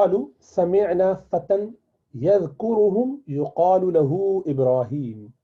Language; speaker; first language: Arabic; non-native, fluent; Urdu